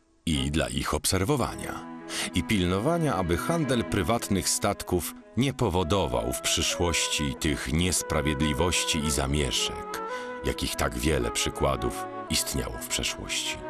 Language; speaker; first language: Polish; non-native, learner; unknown